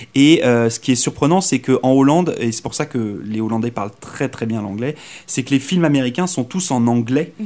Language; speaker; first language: French; native; French